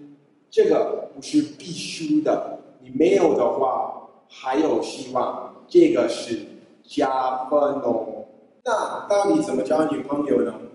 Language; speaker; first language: Chinese; non-native, fluent; English